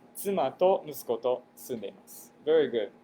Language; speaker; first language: Japanese; non-native, fluent; English